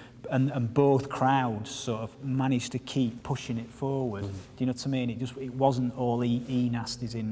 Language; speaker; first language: English; native; English